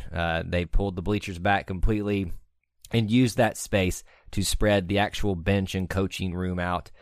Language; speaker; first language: English; native; English